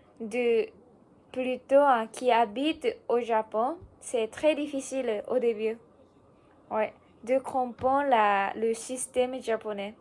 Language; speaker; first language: French; non-native, learner; Japanese